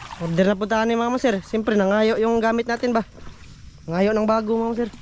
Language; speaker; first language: Filipino; native; Filipino